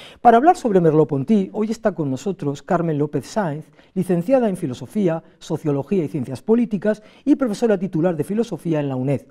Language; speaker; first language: Spanish; native; Spanish